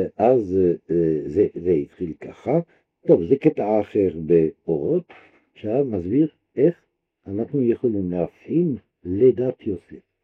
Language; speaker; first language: Hebrew; non-native, fluent; French